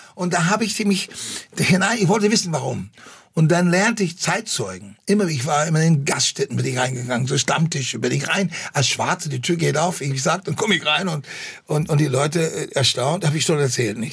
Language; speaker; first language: German; non-native, fluent; English